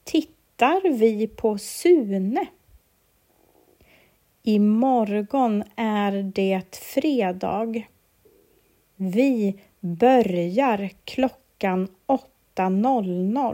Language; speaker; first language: Swedish; non-native, learner; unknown